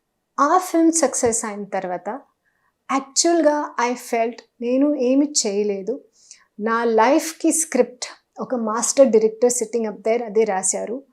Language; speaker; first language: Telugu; non-native, local second language; Hindi